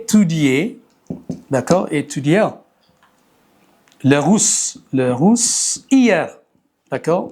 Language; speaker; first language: French; non-native, fluent; Amharic